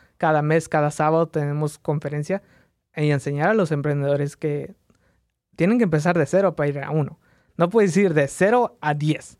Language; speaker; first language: Spanish; early bilingual, heritage; Spanish